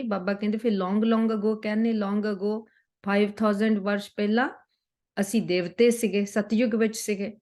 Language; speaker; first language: Hindi; non-native, local second language; Punjabi